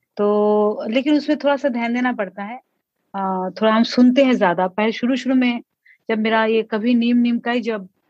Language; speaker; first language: Hindi; non-native, local second language; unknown